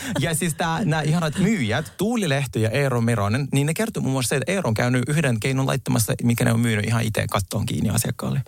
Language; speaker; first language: Finnish; early bilingual, other home language; Russian